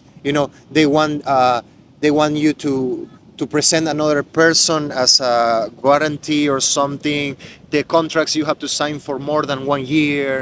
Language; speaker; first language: English; non-native, fluent; Spanish